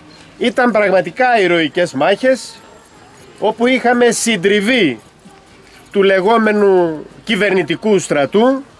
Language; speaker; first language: Greek; native; Greek